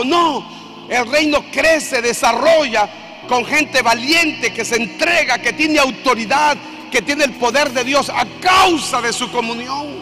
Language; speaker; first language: Spanish; native; Spanish